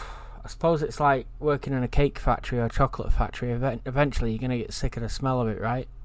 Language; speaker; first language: English; native; English